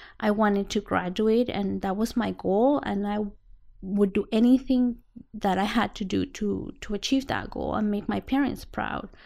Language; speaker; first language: English; non-native, fluent; Spanish